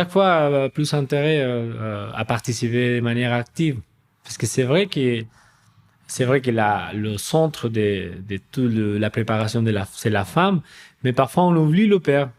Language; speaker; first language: French; non-native, fluent; Spanish